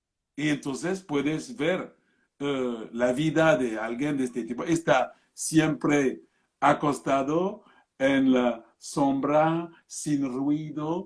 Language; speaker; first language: Spanish; non-native, fluent; French